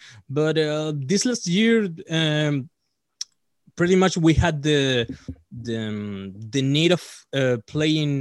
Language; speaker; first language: English; non-native, fluent; Spanish